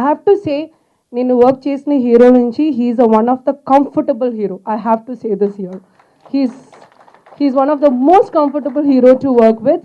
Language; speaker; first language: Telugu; non-native, fluent; Malayalam